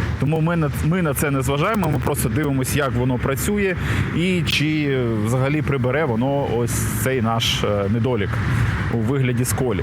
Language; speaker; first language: Ukrainian; native; Ukrainian